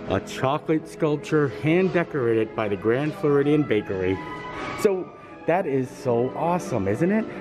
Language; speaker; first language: English; native; English